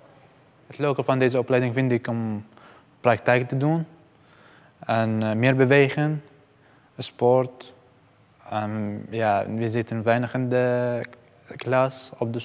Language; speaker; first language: Dutch; non-native, learner; Persian